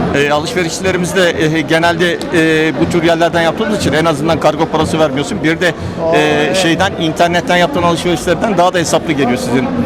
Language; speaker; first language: Turkish; native; Turkish